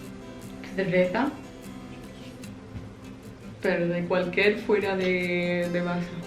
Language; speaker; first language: Spanish; non-native, fluent; English